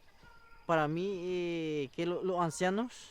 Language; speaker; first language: Spanish; non-native, local second language; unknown